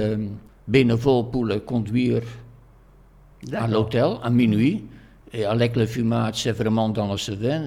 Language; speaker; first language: French; non-native, fluent; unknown